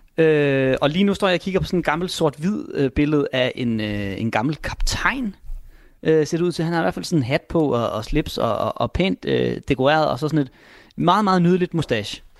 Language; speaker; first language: Danish; native; Danish